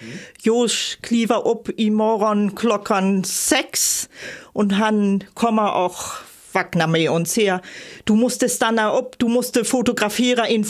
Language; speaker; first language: Swedish; non-native, learner; German